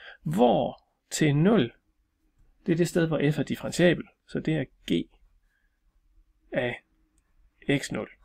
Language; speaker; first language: Danish; native; Danish